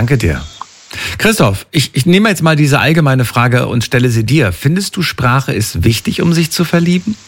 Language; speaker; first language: German; native; German